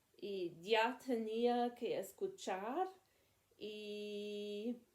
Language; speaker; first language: Spanish; non-native, learner; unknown